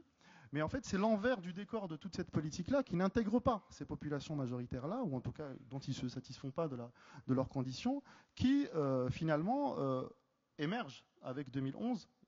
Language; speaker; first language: French; native; French